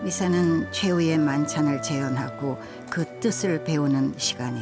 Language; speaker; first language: Korean; native; Korean